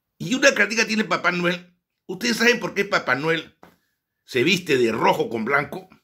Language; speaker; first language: Spanish; native; Spanish